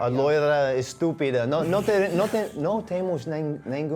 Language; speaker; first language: Portuguese; non-native, learner; English